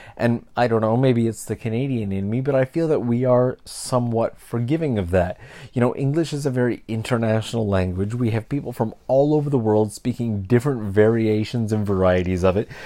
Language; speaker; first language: English; native; English